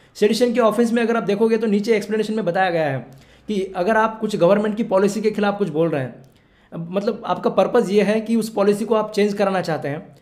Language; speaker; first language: Hindi; non-native, local second language; Marathi